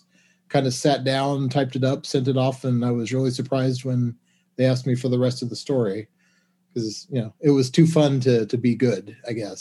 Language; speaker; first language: English; native; English